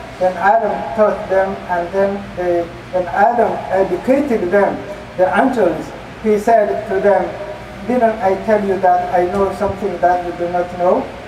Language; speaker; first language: English; non-native, fluent; Somali